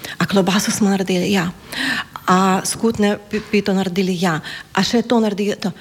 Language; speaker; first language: Slovenian; non-native, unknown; Ukrainian